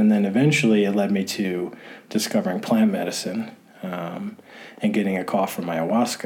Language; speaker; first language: English; native; English